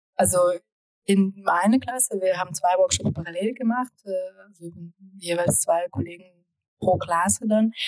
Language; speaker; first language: German; early bilingual, other home language; Russian